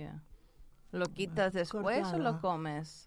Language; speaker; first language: Spanish; early bilingual, heritage; English